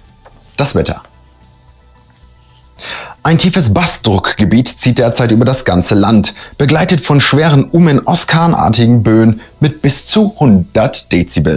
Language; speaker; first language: German; native; German